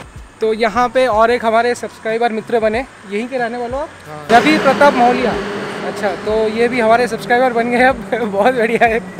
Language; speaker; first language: Hindi; native; Hindi